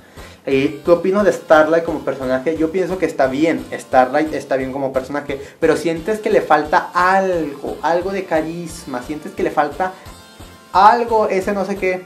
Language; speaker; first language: Spanish; native; Spanish